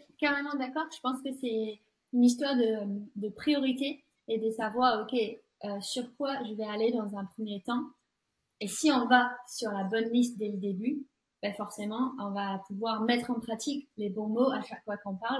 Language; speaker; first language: French; non-native, fluent; English